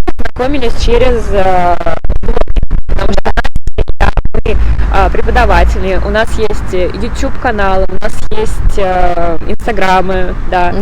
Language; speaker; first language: Russian; native; Russian